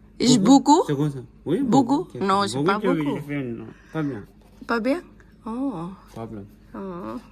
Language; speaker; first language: French; non-native, learner; Thai